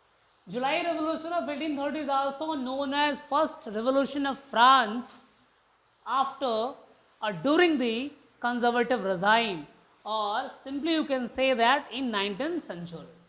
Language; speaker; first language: English; non-native, local second language; Hindi